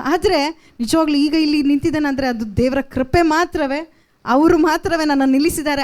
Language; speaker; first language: Kannada; non-native, local second language; Konkani